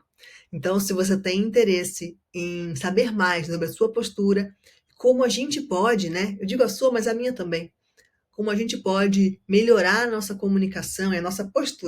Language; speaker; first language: Portuguese; native; Portuguese